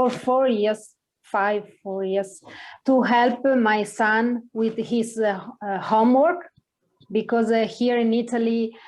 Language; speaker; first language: English; non-native, learner; Italian